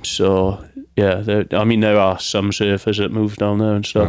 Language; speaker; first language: English; native; English